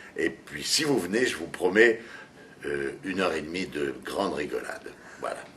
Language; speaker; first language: French; native; French